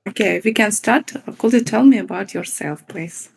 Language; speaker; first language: English; non-native, fluent; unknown